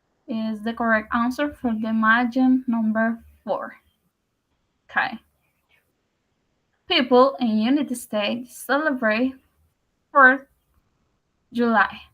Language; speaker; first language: English; non-native, learner; Spanish